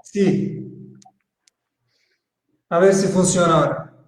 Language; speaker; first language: Spanish; non-native, fluent; Portuguese